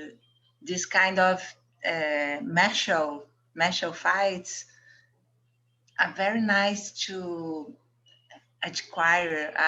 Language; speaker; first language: English; non-native, learner; Portuguese